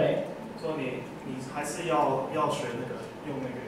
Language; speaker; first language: Chinese; early bilingual, heritage; English